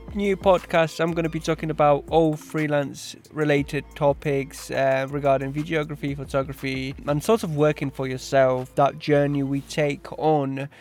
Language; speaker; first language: English; early bilingual, other home language; Polish